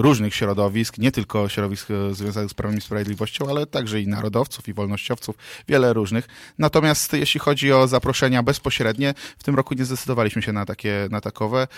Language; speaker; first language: Polish; native; Polish